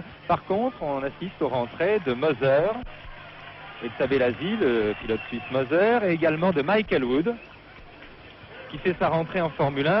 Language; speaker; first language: French; native; French